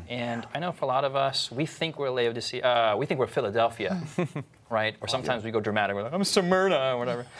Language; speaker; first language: English; non-native, fluent; German